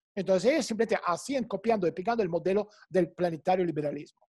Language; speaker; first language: Spanish; non-native, fluent; Russian